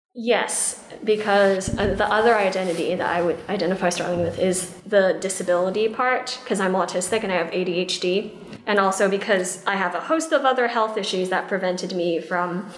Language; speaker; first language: English; native; English